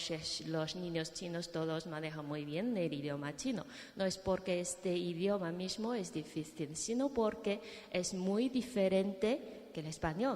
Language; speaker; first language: Spanish; non-native, fluent; Chinese